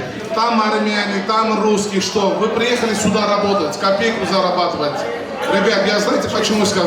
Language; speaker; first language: Russian; non-native, local second language; Turkmen